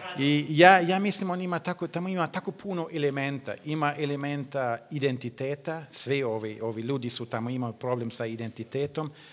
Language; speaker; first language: Serbian; non-native, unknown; German